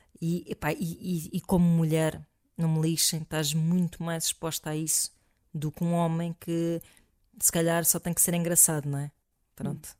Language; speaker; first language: Portuguese; native; Portuguese